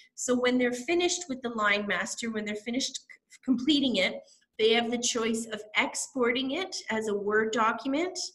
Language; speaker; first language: English; native; English